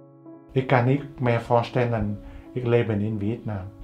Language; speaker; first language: German; non-native, learner; Vietnamese